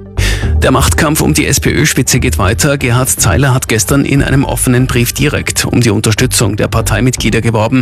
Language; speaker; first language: German; native; German